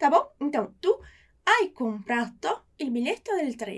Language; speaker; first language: Italian; non-native, fluent; Portuguese